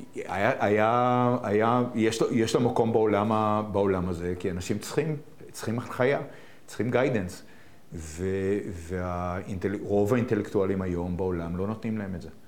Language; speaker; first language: Hebrew; native; Hebrew